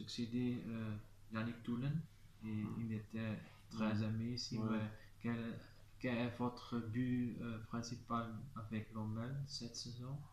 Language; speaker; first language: French; non-native, learner; Dutch